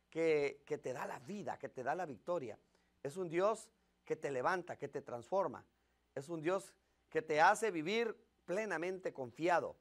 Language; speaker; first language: Spanish; native; Spanish